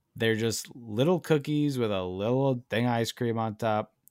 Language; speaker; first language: English; native; English